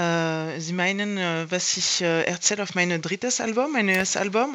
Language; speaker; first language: German; non-native, fluent; French